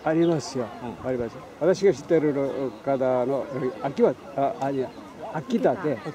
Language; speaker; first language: Japanese; non-native, learner; Korean